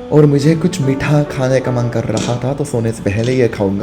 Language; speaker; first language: Hindi; non-native, fluent; Japanese